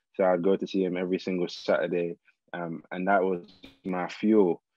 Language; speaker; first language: English; native; English